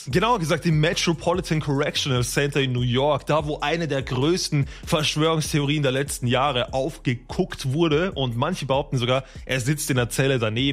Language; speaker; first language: German; native; German